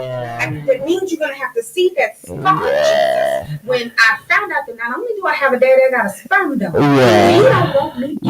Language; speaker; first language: English; native; English